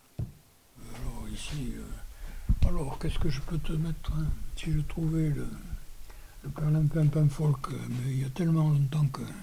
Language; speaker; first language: French; non-native, local second language; Occitan